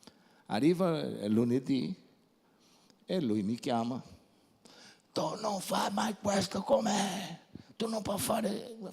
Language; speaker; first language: Italian; non-native, fluent; Portuguese